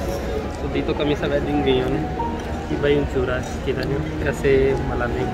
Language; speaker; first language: Filipino; non-native, learner; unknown